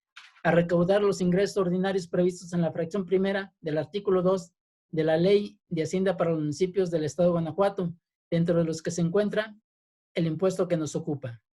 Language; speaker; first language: Spanish; native; Spanish